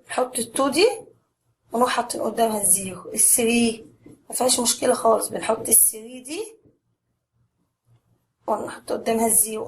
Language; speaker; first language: Arabic; native; Arabic